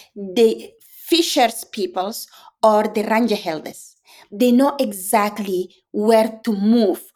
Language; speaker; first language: English; non-native, fluent; Fula